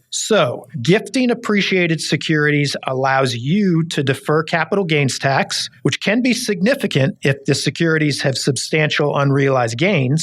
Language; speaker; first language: English; native; English